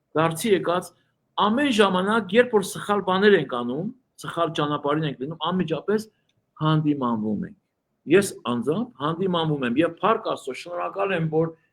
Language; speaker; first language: Armenian; early bilingual, heritage; Armenian